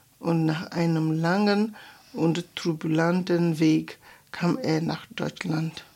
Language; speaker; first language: German; non-native, fluent; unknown